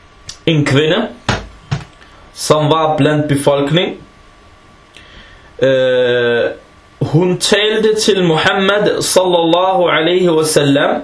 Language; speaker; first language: Danish; early bilingual, other home language; Arabic